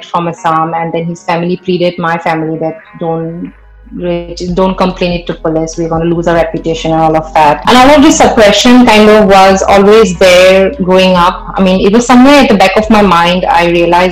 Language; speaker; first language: English; non-native, local second language; Assamese